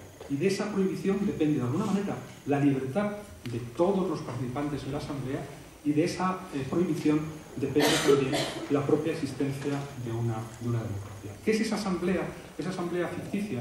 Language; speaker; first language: Spanish; native; Spanish